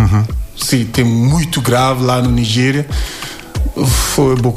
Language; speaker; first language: Portuguese; non-native, learner; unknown